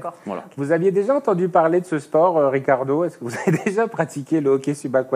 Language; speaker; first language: French; native; French